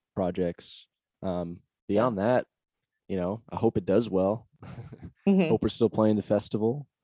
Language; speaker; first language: English; native; English